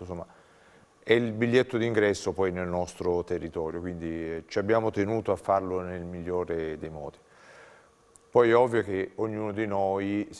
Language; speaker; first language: Italian; native; Italian